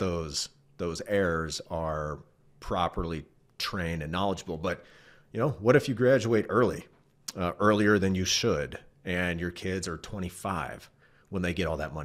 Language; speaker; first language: English; native; English